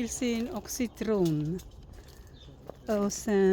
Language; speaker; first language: Swedish; non-native, fluent; Filipino